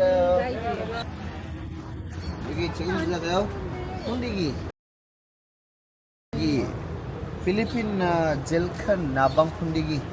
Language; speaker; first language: Korean; non-native, learner; Cebuano